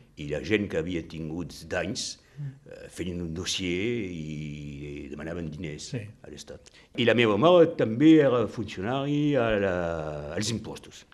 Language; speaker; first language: Catalan; non-native, local second language; French